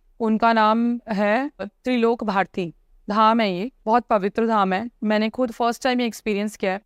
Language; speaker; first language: Hindi; native; Hindi